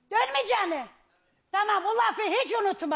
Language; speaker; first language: Turkish; native; Turkish